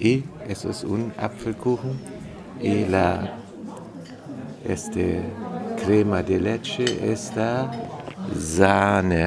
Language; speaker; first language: Spanish; non-native, fluent; German